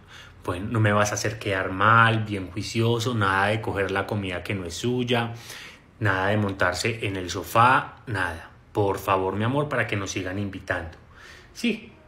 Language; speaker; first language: Spanish; native; Spanish